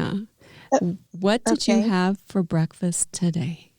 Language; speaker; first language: English; native; English